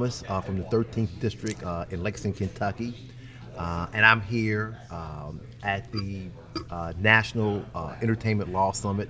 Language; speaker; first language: English; native; English